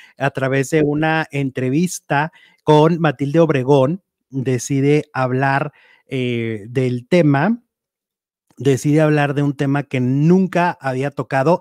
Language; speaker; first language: Spanish; native; Spanish